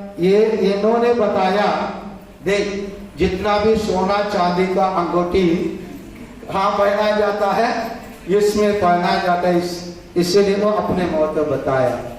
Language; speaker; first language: Hindi; non-native, local second language; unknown